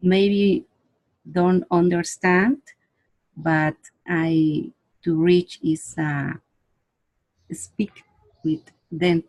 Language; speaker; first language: English; non-native, learner; Spanish